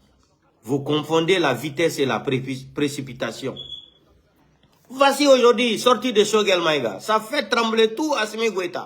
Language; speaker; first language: French; non-native, local second language; Fula